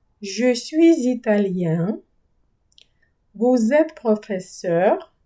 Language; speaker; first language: French; non-native, fluent; Ukrainian